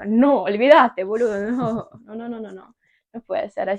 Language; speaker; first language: Spanish; non-native, learner; Ukrainian